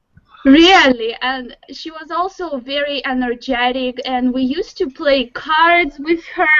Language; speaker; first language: English; non-native, fluent; Russian